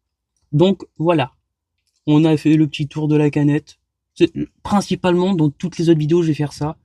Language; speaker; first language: French; native; French